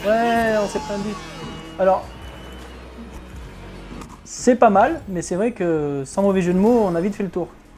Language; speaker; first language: French; native; French